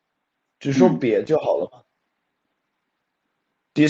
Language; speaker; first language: Chinese; non-native, fluent; Swedish